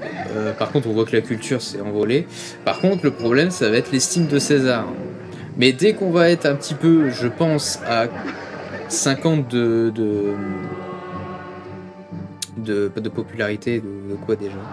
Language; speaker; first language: French; native; French